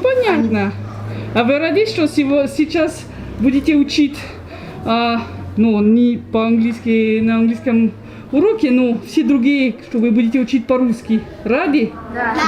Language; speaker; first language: Russian; non-native, fluent; French